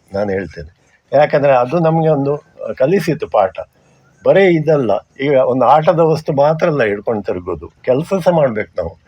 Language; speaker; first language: Kannada; non-native, local second language; Konkani